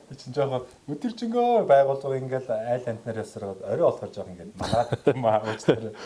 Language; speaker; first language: Mongolian; native; Mongolian